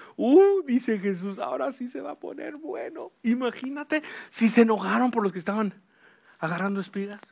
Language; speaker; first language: Spanish; early bilingual, heritage; Spanish